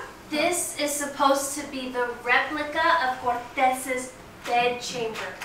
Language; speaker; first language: English; early bilingual, other home language; Spanish